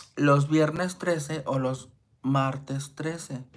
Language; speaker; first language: Spanish; native; Spanish